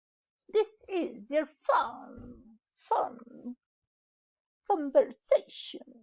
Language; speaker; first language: English; non-native, learner; Spanish